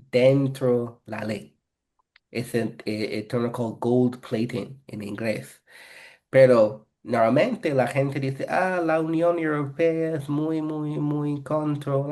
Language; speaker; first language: Spanish; non-native, fluent; English